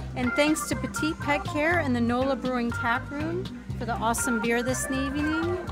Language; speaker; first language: English; early bilingual, other home language; Spanish